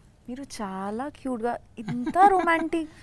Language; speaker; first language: Telugu; non-native, learner; Bangla